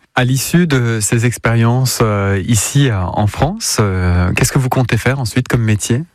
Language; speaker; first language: French; native; French